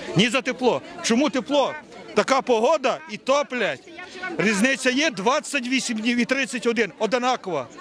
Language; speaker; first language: Ukrainian; native; Ukrainian